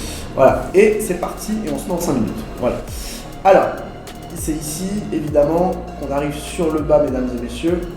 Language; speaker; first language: French; native; French